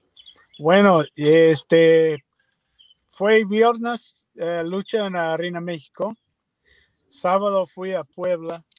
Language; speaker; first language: Spanish; non-native, learner; English